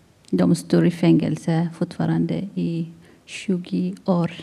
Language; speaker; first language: Swedish; non-native, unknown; Tigrinya